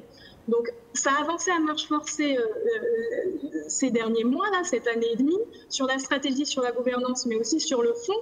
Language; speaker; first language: French; native; French